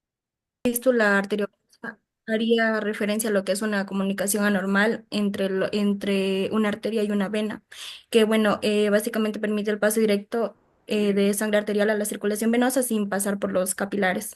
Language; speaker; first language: Spanish; native; Spanish